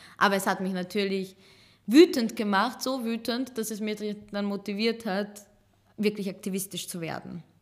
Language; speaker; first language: German; early bilingual, other home language; Serbian